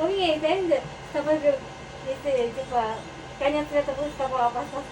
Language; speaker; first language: Russian; non-native, local second language; Bashkir